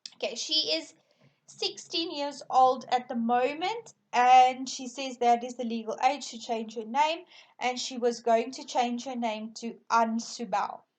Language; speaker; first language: English; non-native, local second language; Afrikaans